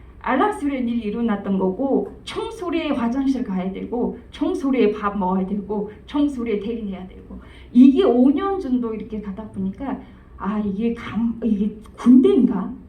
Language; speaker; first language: Korean; non-native, fluent; Mongolian